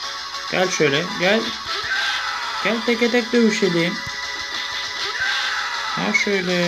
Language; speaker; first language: Turkish; native; Turkish